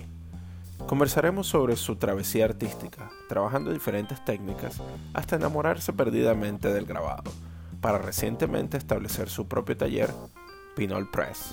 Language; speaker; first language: Spanish; native; Spanish